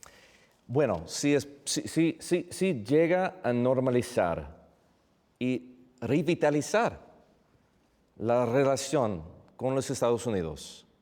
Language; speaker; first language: Spanish; non-native, fluent; English